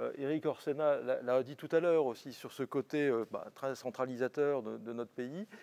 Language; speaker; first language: French; native; French